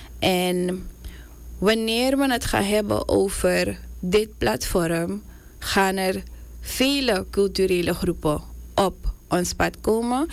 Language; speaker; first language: Dutch; native; Dutch